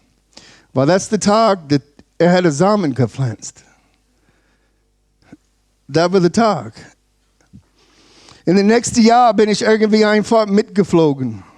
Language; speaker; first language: German; non-native, learner; English